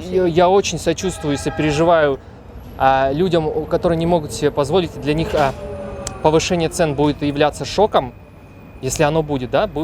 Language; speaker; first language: Russian; native; Russian